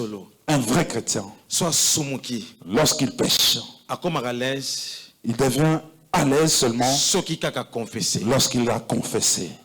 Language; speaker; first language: French; non-native, local second language; Lingala